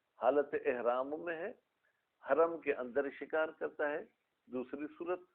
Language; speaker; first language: Urdu; non-native, local second language; Sindhi